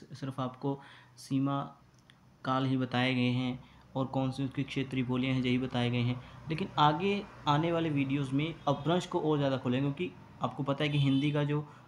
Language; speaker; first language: Hindi; native; Hindi